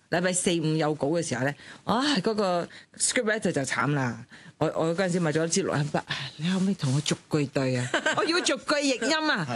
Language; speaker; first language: Cantonese; non-native, fluent; Chinese